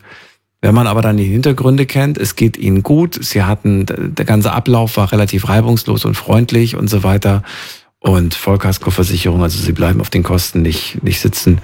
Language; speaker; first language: German; native; German